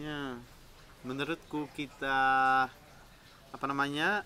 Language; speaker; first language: Indonesian; non-native, fluent; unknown